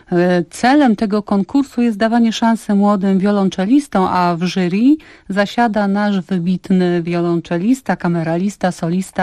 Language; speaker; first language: Polish; native; Polish